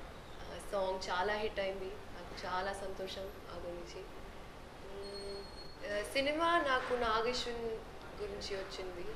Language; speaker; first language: Telugu; non-native, local second language; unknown